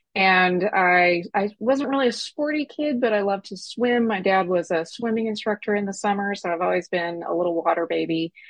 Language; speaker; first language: English; native; English